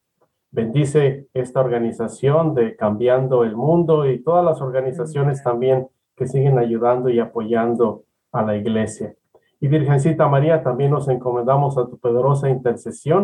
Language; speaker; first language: Spanish; native; Spanish